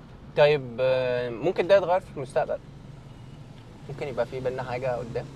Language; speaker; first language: Arabic; native; Arabic